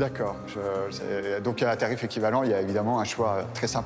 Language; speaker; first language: French; native; French